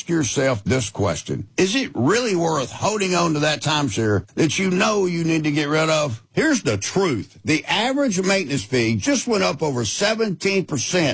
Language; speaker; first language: English; native; English